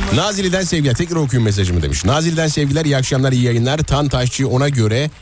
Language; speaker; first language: Turkish; native; Turkish